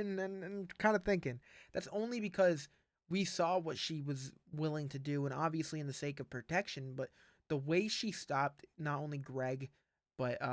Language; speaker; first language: English; native; English